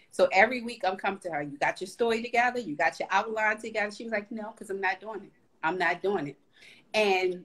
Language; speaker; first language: English; native; English